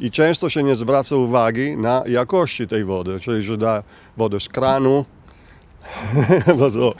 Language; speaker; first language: Polish; non-native, learner; Italian